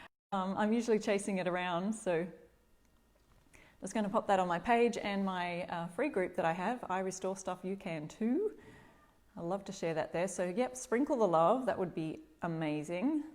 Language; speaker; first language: English; native; English